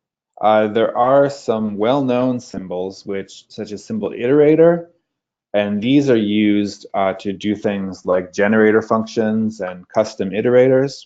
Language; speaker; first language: English; native; English